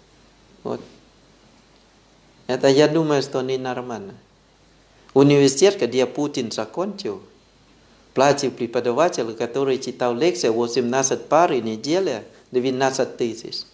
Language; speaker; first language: Russian; non-native, fluent; Thai